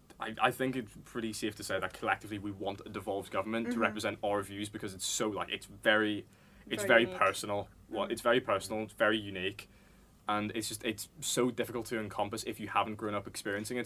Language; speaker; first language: English; native; English